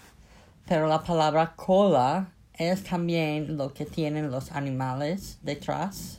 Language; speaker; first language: Spanish; non-native, fluent; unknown